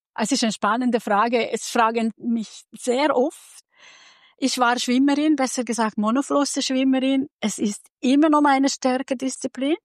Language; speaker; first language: German; non-native, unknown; Hungarian